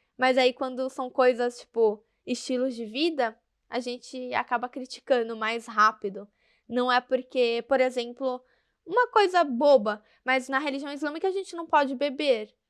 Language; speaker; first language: Portuguese; native; Portuguese